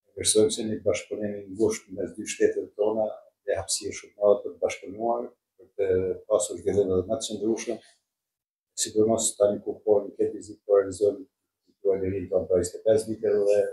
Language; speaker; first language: Albanian; native; Albanian